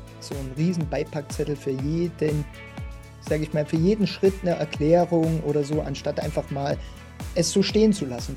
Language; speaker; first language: German; native; German